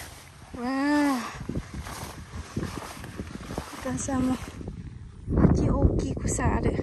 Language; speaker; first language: Japanese; non-native, learner; Lao